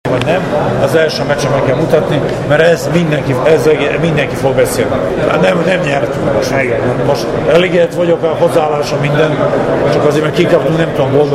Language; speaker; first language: Hungarian; non-native, learner; Serbian